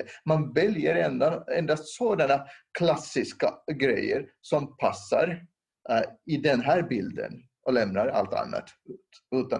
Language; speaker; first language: Swedish; non-native, local second language; Finnish